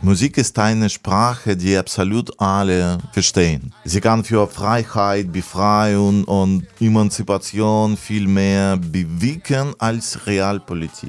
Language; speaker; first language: German; non-native, learner; Russian